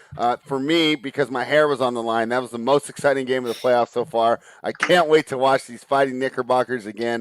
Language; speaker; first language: English; native; English